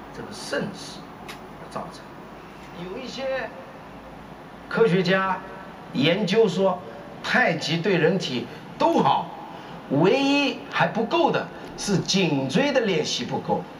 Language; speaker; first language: Chinese; native; Chinese